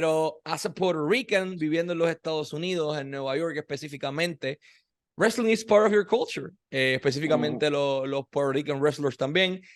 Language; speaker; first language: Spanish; native; Spanish